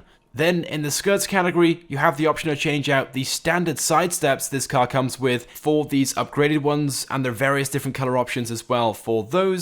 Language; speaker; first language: English; native; English